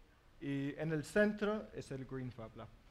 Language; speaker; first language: Spanish; non-native, learner; English